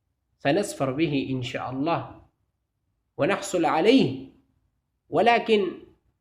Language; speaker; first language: Arabic; non-native, fluent; Urdu